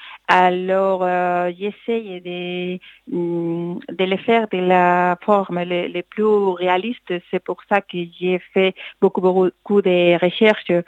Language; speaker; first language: French; non-native, fluent; Spanish